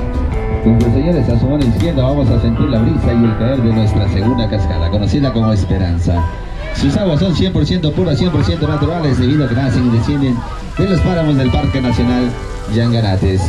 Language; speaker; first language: Spanish; native; Spanish